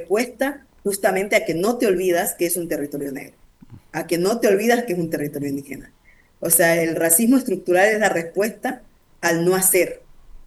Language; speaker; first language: Spanish; native; Spanish